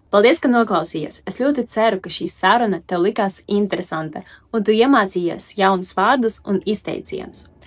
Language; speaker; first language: Latvian; non-native, local second language; Russian